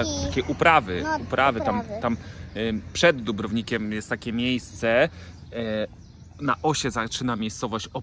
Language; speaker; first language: Polish; native; Polish